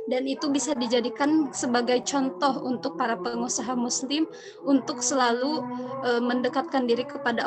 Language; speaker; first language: Indonesian; native; Indonesian